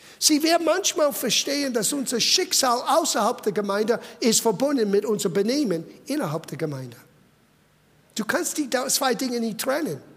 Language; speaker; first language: German; non-native, fluent; English